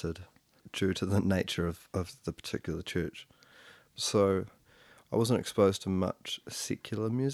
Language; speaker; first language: English; native; English